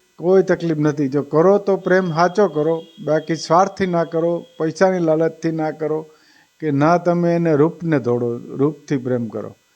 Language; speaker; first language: Gujarati; native; Gujarati